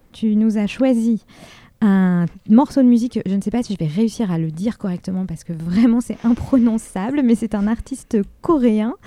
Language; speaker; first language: French; native; French